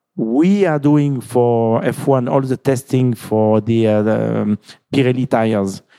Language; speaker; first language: English; non-native, fluent; French